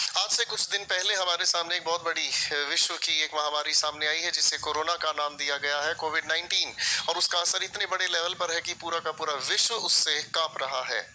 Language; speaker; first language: Hindi; native; Hindi